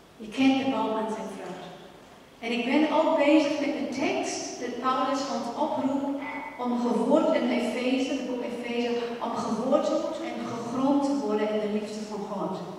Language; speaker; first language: Dutch; non-native, fluent; English